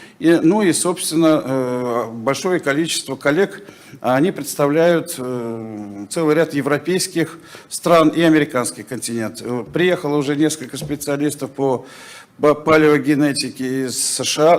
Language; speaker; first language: Russian; native; Russian